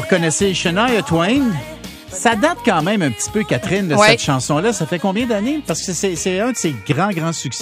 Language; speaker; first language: French; native; French